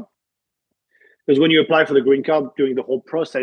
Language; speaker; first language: English; non-native, fluent; French